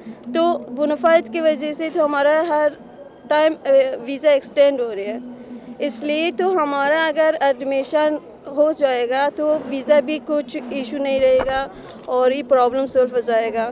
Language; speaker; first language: Hindi; non-native, learner; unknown